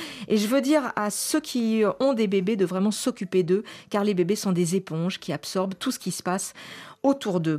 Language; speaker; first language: French; native; French